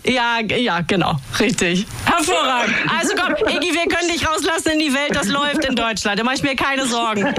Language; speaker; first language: German; native; German